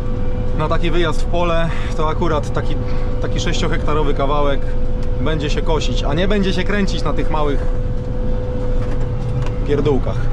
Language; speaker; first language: Polish; native; Polish